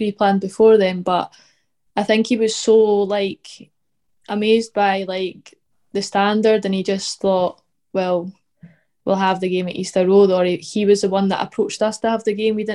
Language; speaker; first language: English; native; English